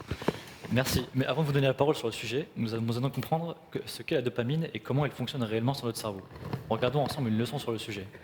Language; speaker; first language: French; native; French